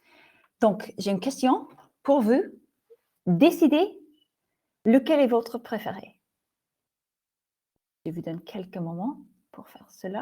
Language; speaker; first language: French; non-native, fluent; English